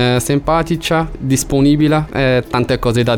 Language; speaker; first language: Italian; non-native, learner; Arabic